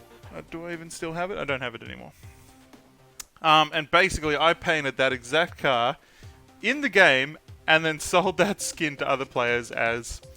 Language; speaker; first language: English; native; English